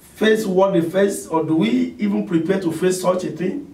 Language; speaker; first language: English; non-native, local second language; Yoruba